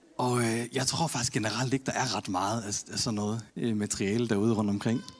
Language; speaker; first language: Danish; early bilingual, other home language; Tamil